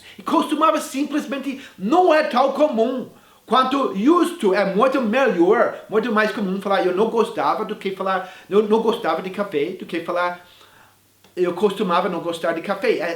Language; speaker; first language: Portuguese; non-native, fluent; English